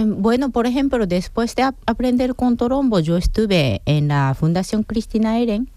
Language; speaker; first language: Spanish; non-native, fluent; Japanese